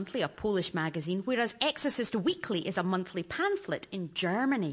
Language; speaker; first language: English; native; English